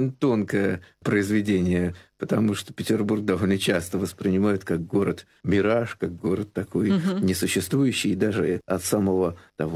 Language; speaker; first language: Russian; native; Russian